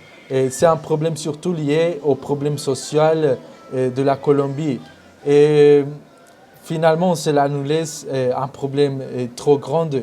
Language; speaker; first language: French; non-native, learner; Spanish